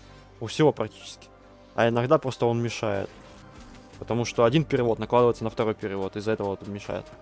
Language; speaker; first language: Russian; native; Russian